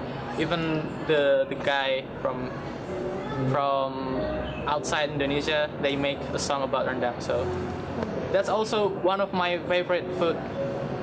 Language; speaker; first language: English; non-native, learner; Indonesian